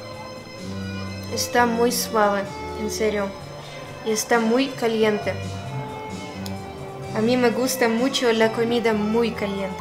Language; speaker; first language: Spanish; non-native, fluent; Ukrainian